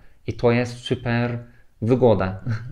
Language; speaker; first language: Polish; non-native, learner; Turkish